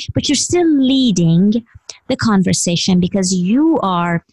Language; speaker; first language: English; non-native, fluent; Persian